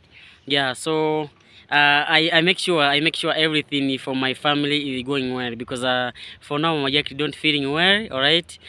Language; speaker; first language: English; non-native, learner; Swahili